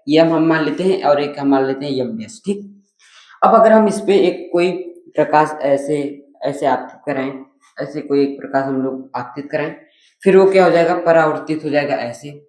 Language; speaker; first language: Hindi; native; Hindi